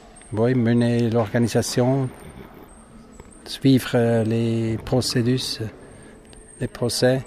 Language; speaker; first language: French; non-native, fluent; German